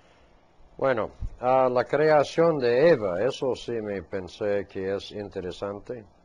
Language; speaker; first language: Spanish; non-native, fluent; English